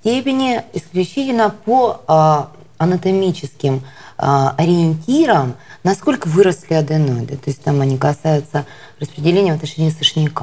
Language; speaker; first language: Russian; native; Russian